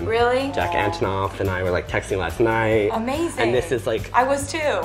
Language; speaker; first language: English; native; English